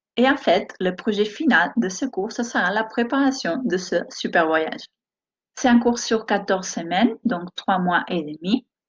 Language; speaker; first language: French; non-native, fluent; Spanish